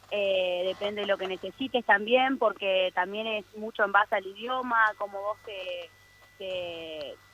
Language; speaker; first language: Spanish; native; Spanish